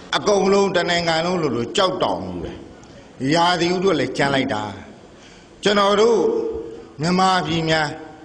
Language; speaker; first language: Burmese; native; Burmese